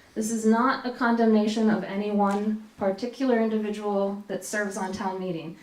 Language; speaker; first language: English; native; English